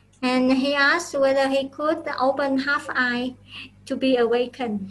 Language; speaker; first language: English; non-native, fluent; Vietnamese